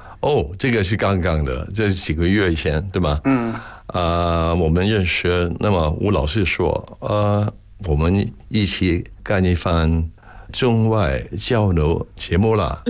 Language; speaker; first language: Chinese; non-native, local second language; Cantonese